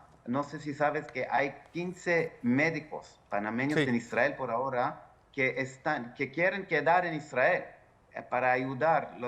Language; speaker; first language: Spanish; non-native, fluent; Hebrew